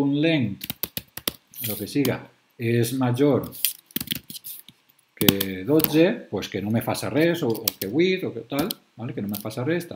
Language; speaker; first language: Catalan; native; Catalan